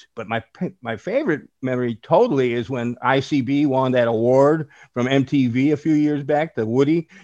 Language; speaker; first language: English; native; English